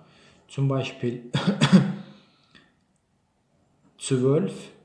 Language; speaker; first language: German; non-native, learner; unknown